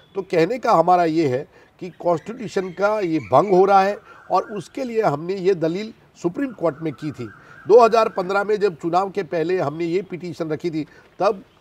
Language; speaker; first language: Hindi; non-native, local second language; Gujarati